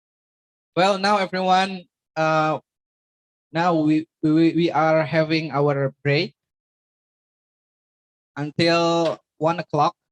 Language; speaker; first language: English; non-native, fluent; Indonesian